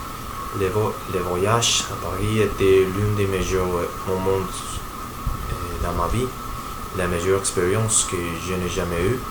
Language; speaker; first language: French; non-native, learner; Spanish